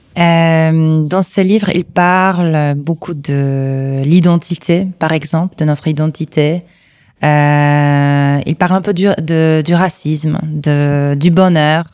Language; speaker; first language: French; non-native, fluent; Polish